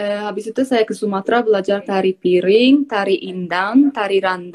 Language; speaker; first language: Indonesian; non-native, fluent; Azerbaijani